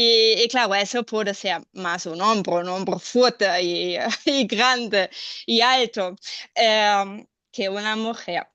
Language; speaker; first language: Spanish; non-native, fluent; German